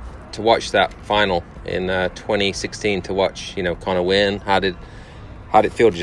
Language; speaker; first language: English; native; English